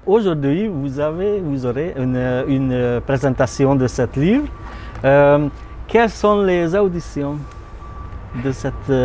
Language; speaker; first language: French; non-native, learner; Hungarian